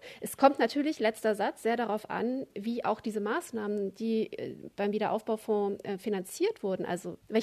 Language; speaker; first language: German; native; German